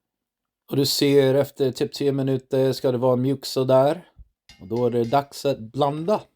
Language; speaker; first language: Swedish; non-native, learner; English